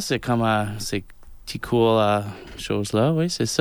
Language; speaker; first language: French; non-native, local second language; English